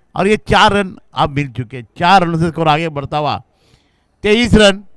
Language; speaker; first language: Hindi; non-native, local second language; Marathi